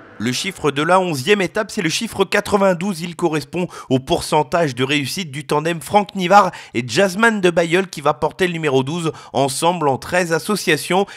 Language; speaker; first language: French; native; French